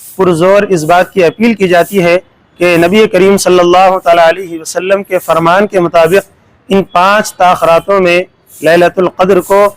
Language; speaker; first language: Urdu; native; Urdu